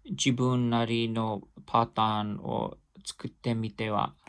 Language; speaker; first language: Japanese; non-native, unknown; English